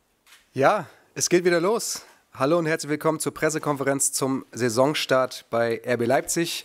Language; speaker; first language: German; native; German